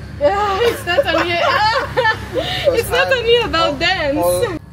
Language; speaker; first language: English; non-native, learner; French